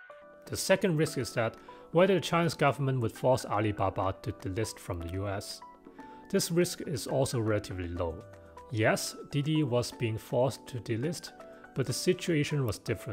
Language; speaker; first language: English; non-native, local second language; Cantonese